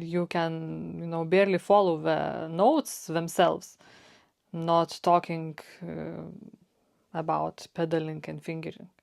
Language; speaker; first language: English; non-native, fluent; Lithuanian